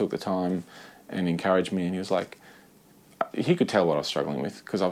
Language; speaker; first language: English; native; English